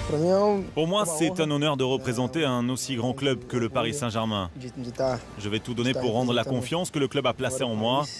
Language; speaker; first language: French; native; French